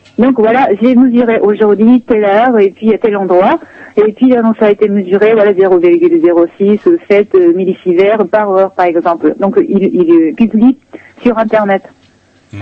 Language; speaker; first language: French; non-native, fluent; Japanese